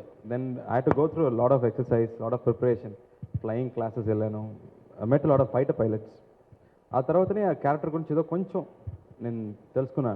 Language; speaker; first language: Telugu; non-native, learner; Tamil